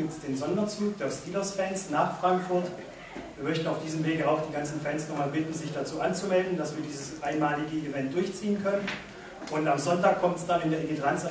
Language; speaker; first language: German; native; German